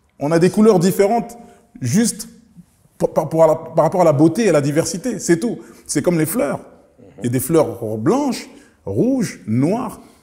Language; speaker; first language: French; early bilingual, other home language; Lingala